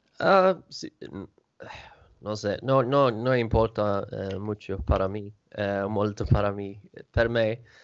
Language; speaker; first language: Italian; non-native, learner; Swedish